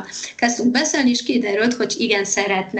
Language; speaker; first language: Hungarian; non-native, fluent; Polish